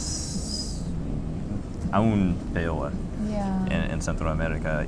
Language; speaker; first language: Spanish; non-native, fluent; English